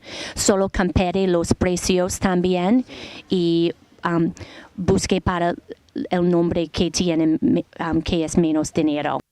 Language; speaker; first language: Spanish; non-native, learner; English